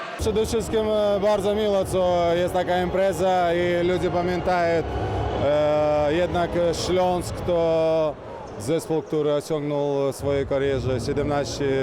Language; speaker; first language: Polish; non-native, fluent; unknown